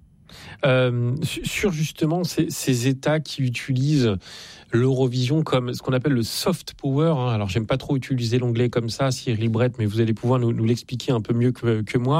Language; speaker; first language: French; native; French